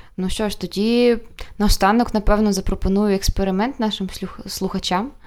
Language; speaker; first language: Ukrainian; non-native, local second language; Russian